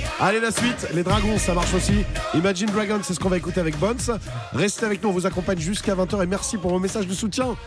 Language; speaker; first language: French; native; French